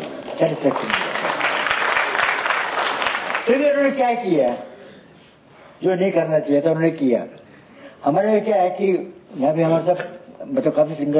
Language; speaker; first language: Hindi; native; Hindi